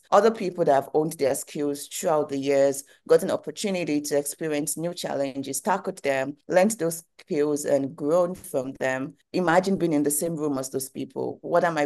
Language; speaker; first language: English; non-native, local second language; Yoruba